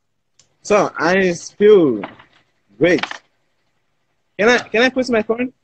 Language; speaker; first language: English; non-native, learner; Portuguese